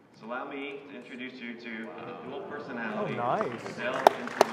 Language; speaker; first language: English; native; English